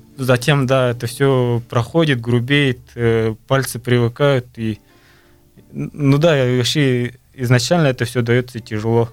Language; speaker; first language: Russian; non-native, local second language; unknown